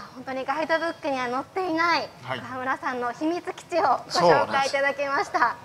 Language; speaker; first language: Japanese; native; Japanese